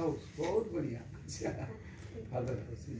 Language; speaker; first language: Hindi; non-native, local second language; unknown